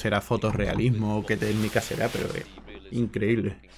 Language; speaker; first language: Spanish; native; Spanish